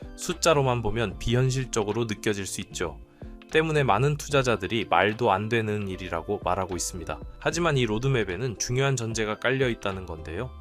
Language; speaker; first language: Korean; native; Korean